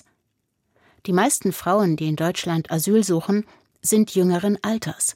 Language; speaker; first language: German; native; German